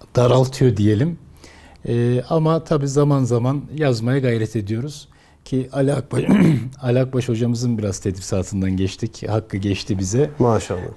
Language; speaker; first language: Turkish; native; Turkish